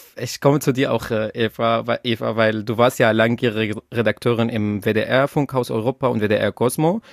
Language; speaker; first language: German; non-native, fluent; Arabic